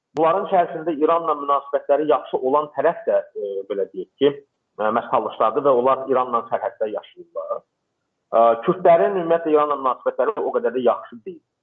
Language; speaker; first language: Azerbaijani; non-native, local second language; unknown